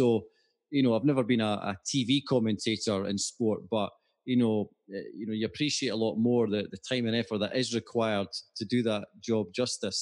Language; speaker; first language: English; native; English